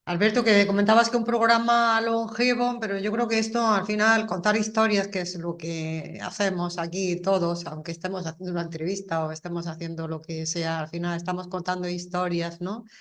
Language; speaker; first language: Spanish; native; Spanish